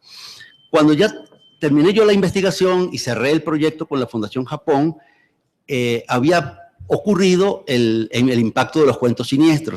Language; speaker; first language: Spanish; native; Spanish